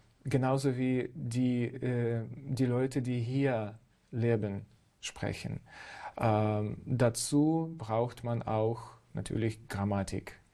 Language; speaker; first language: German; non-native, fluent; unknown